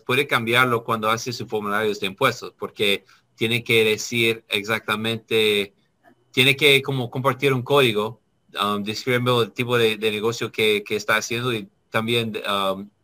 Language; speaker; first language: Spanish; non-native, learner; English